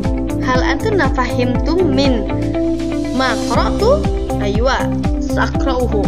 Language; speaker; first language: Arabic; non-native, learner; Indonesian